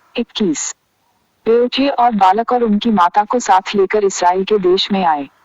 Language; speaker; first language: Hindi; native; Hindi